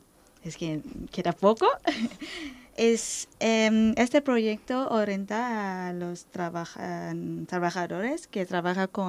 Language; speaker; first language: Spanish; non-native, learner; Thai